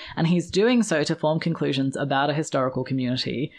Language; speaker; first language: English; native; English